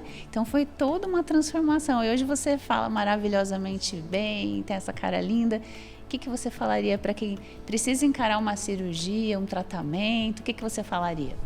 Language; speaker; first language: Portuguese; native; Portuguese